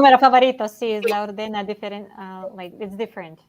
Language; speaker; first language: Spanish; non-native, learner; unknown